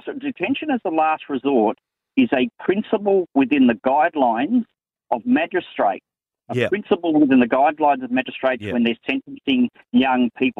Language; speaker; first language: English; native; English